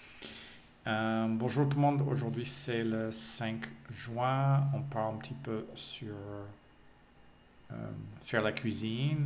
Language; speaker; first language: French; non-native, learner; English